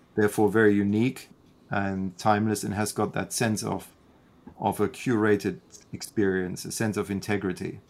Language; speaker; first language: English; non-native, fluent; German